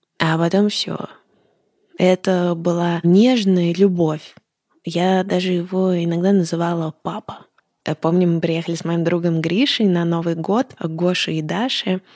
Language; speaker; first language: Russian; native; Russian